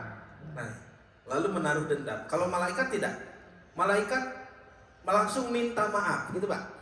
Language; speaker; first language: Indonesian; native; Indonesian